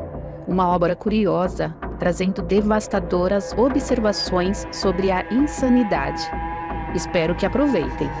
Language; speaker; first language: Portuguese; native; Portuguese